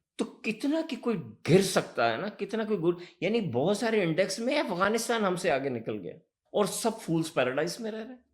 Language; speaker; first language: Urdu; early bilingual, heritage; Urdu